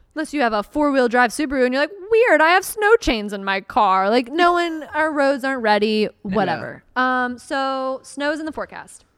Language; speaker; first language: English; native; English